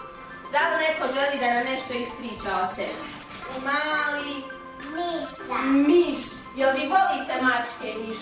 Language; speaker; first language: Bosnian; native; Bosnian